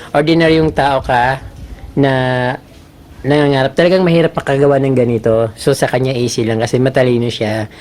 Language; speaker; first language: Filipino; non-native, local second language; Bikol